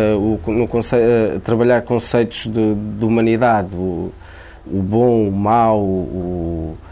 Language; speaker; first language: Portuguese; native; Portuguese